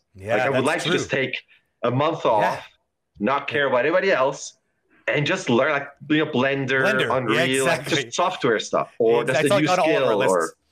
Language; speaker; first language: English; non-native, fluent; German